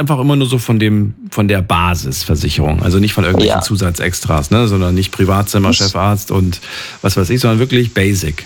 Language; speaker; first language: German; native; German